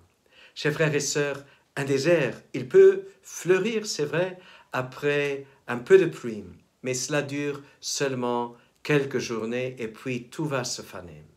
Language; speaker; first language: French; native; French